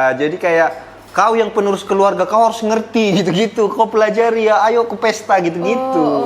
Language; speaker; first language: Indonesian; native; Indonesian